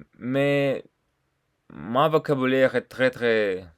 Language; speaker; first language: French; non-native, learner; Russian